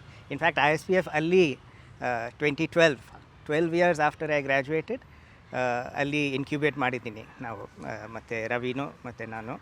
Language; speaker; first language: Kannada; non-native, local second language; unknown